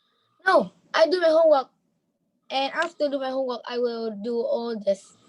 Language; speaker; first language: English; non-native, learner; Vietnamese